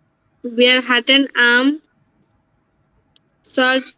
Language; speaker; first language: German; non-native, learner; Bangla